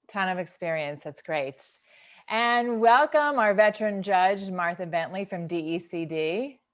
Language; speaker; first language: English; native; English